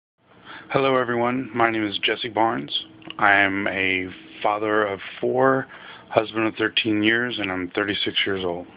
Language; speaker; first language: English; native; English